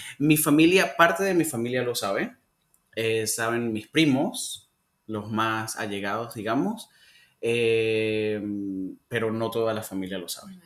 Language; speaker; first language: Spanish; native; Spanish